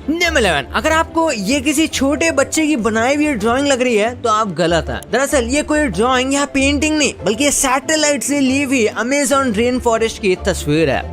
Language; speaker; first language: Hindi; native; Hindi